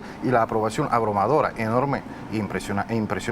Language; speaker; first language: Spanish; non-native, fluent; Russian